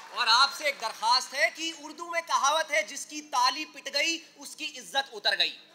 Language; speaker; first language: Urdu; native; Urdu